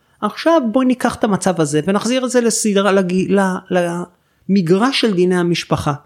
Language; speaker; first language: Hebrew; native; Hebrew